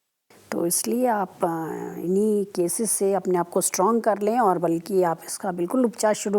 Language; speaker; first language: Hindi; native; Hindi